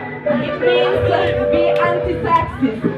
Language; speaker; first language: English; non-native, fluent; Italian